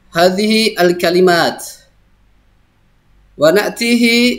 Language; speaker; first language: Arabic; non-native, fluent; Indonesian